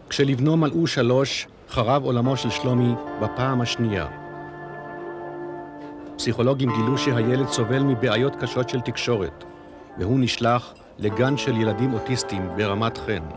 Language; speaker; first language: Hebrew; native; Hebrew